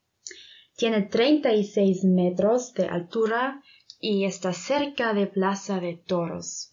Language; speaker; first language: Spanish; non-native, learner; German